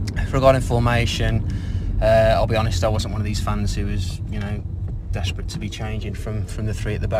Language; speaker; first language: English; native; English